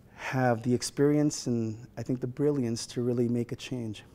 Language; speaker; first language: English; native; English